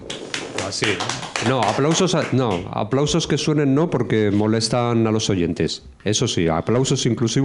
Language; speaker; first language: Spanish; native; Spanish